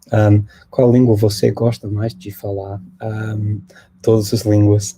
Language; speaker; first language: Portuguese; non-native, fluent; English